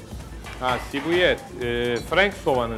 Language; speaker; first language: Turkish; native; Turkish